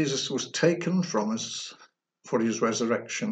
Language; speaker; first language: English; native; English